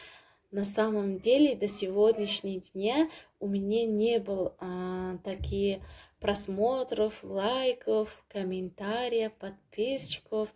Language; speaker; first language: Russian; non-native, learner; Tajik